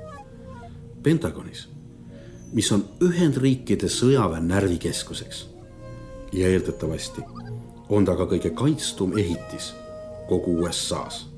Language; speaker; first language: Estonian; native; Estonian